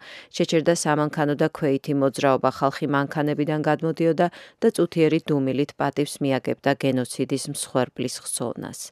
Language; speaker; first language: Georgian; native; Georgian